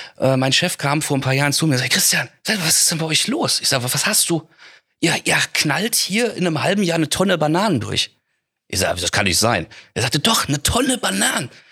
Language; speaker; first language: German; native; German